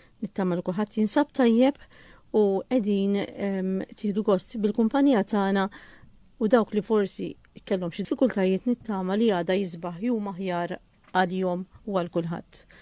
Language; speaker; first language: Maltese; native; Maltese